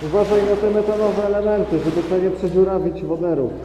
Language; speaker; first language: Polish; native; Polish